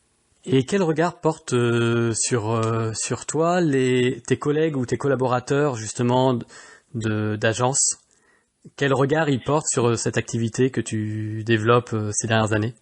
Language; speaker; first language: French; native; French